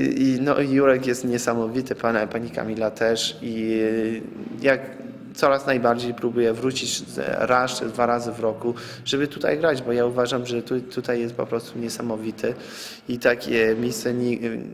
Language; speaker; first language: Polish; non-native, fluent; French